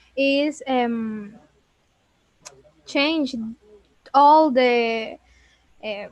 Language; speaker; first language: English; non-native, learner; Spanish